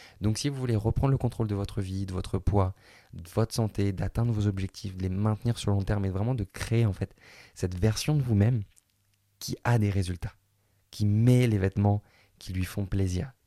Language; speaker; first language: French; native; French